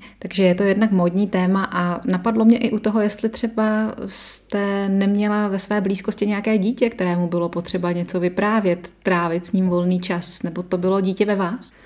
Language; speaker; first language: Czech; native; Czech